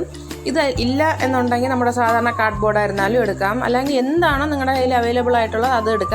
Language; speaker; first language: Malayalam; native; Malayalam